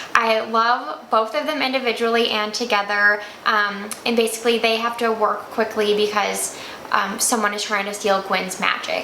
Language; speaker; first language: English; native; English